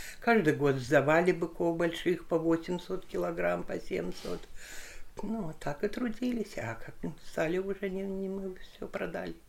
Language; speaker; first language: Russian; non-native, local second language; Lithuanian